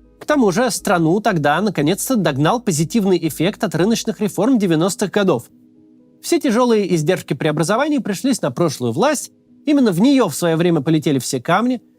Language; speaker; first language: Russian; native; Russian